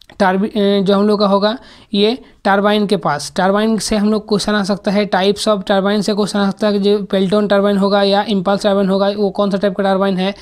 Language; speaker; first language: Hindi; non-native, local second language; Bangla